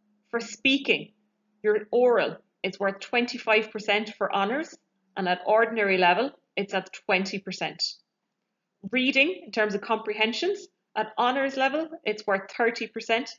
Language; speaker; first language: English; native; English